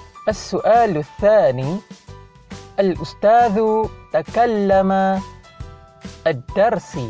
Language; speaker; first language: Arabic; non-native, fluent; Malay